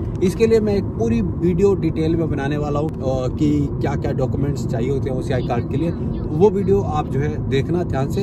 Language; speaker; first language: Hindi; native; Hindi